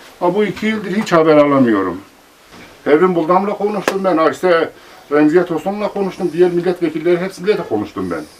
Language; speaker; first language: Turkish; non-native, local second language; Kurdish